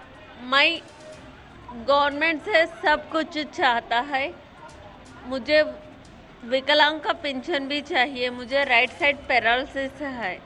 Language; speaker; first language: Hindi; non-native, local second language; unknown